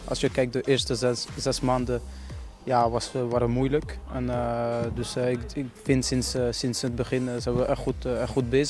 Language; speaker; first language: Dutch; non-native, fluent; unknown